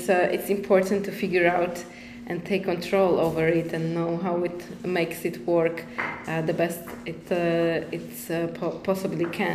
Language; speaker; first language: English; non-native, fluent; Polish